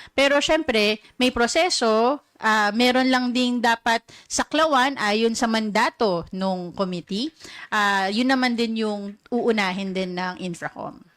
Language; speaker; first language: Filipino; native; Filipino